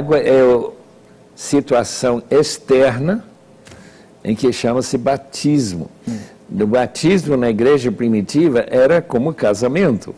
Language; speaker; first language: Portuguese; non-native, fluent; English